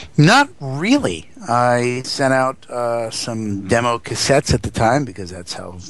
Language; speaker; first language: English; native; English